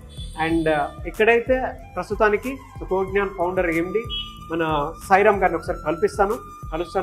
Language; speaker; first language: Telugu; native; Telugu